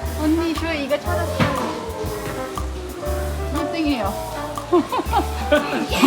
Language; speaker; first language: Korean; native; Korean